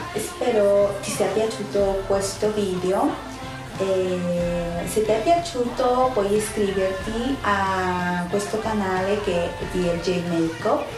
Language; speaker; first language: Italian; non-native, fluent; Spanish